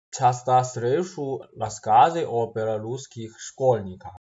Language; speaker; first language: Russian; non-native, learner; Chinese